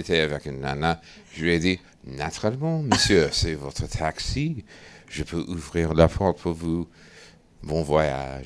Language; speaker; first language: French; non-native, fluent; English